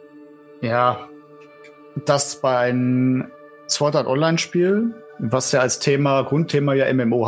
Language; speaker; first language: German; native; German